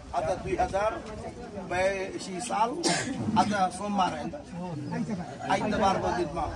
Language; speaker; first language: Nepali; non-native, local second language; Eastern Tamang